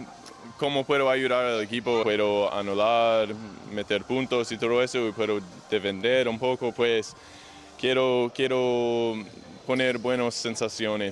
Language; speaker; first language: Spanish; non-native, fluent; English